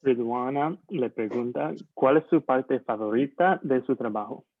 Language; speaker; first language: Spanish; non-native, learner; English